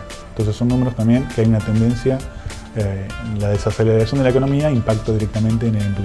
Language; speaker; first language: Spanish; native; Spanish